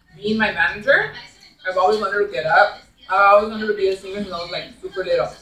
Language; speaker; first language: English; early bilingual, other home language; Spanish